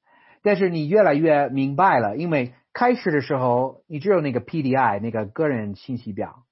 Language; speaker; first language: Chinese; non-native, fluent; English